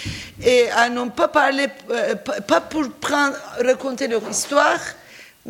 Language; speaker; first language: French; non-native, fluent; Turkish